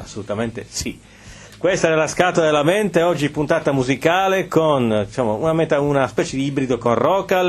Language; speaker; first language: Italian; native; Italian